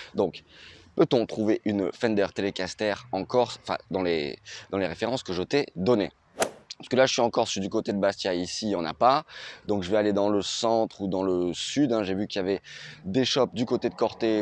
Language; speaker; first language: French; native; French